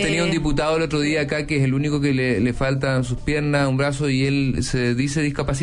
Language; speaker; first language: Spanish; native; Spanish